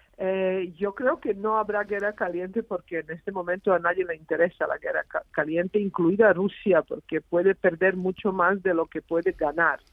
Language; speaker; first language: Spanish; non-native, fluent; Serbian